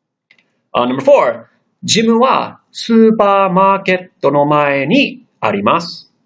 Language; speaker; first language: Japanese; non-native, fluent; English